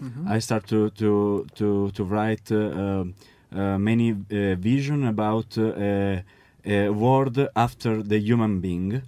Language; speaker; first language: English; non-native, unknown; Italian